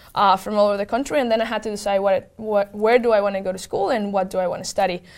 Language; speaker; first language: English; non-native, fluent; Spanish